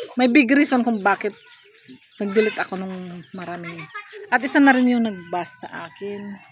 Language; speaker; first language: Filipino; non-native, local second language; Hiligaynon